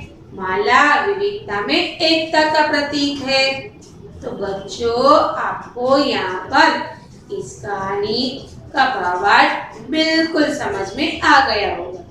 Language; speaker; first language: Hindi; non-native, local second language; Gujarati